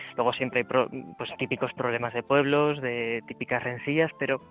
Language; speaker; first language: Spanish; native; Spanish